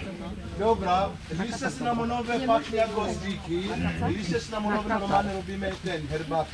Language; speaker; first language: Polish; non-native, learner; Swahili